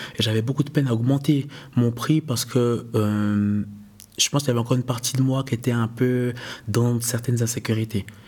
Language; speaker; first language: French; early bilingual, other home language; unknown